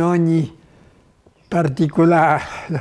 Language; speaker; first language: Italian; non-native, fluent; Polish